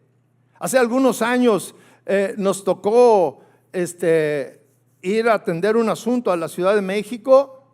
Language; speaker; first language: Spanish; native; Spanish